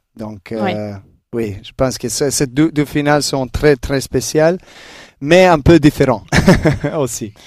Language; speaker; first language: French; non-native, learner; Serbian